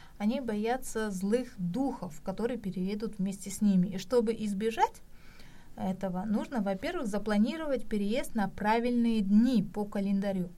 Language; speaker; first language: Russian; non-native, local second language; Kazakh